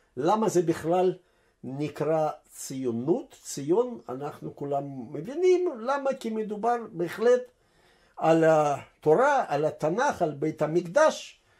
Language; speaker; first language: Hebrew; non-native, fluent; Russian